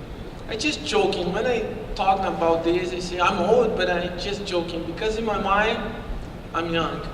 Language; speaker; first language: English; non-native, learner; Portuguese